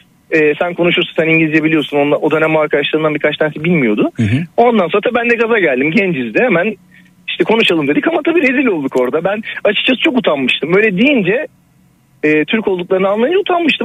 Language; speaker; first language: Turkish; native; Turkish